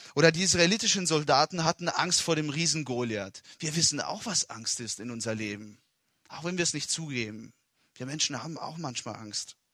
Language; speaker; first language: German; non-native, fluent; Italian